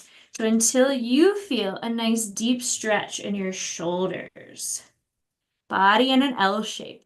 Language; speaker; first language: English; native; English